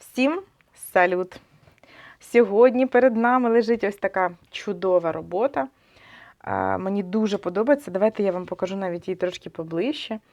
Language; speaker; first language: Ukrainian; non-native, local second language; Russian